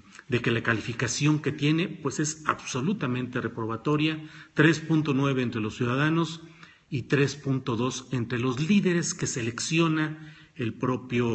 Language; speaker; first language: Spanish; native; Spanish